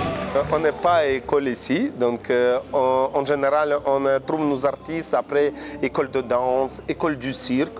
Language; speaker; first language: French; non-native, fluent; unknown